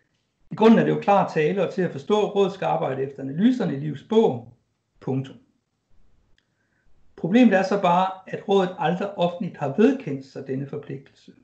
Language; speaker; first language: Danish; native; Danish